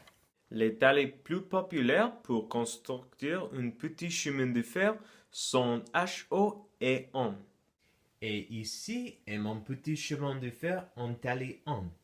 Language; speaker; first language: French; non-native, learner; English